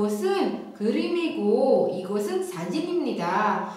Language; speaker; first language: Korean; non-native, fluent; Indonesian